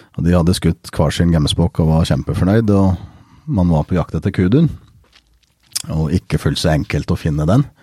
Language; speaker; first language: Norwegian; early bilingual, heritage; Norwegian